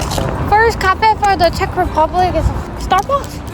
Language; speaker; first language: English; non-native, learner; Korean